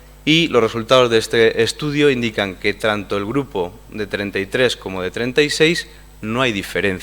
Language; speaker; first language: Spanish; native; Spanish